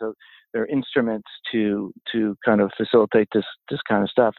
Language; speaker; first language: English; native; English